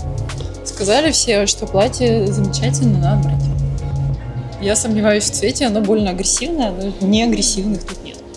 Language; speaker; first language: Russian; native; Russian